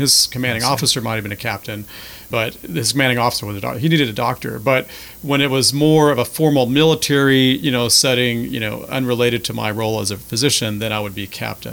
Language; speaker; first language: English; native; English